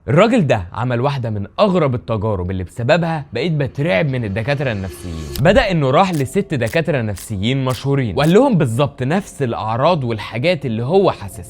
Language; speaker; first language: Arabic; native; Arabic